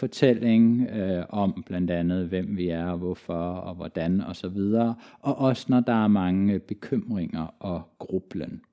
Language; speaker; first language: Danish; native; Danish